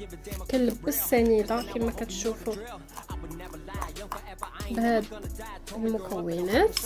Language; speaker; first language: Arabic; native; Arabic